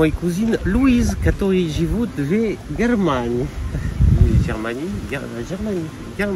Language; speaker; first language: Russian; non-native, learner; French